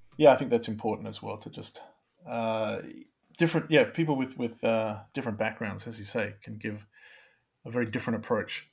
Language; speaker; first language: English; native; English